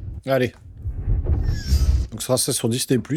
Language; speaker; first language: French; native; French